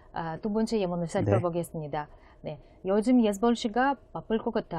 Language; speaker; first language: Korean; non-native, fluent; Russian